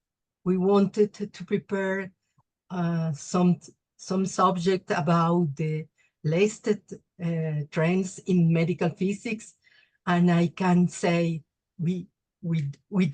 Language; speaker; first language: English; non-native, learner; Spanish